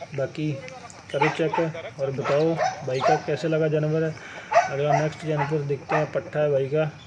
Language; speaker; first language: Hindi; non-native, local second language; Punjabi